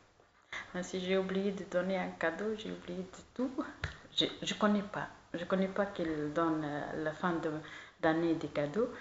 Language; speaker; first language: French; non-native, learner; Arabic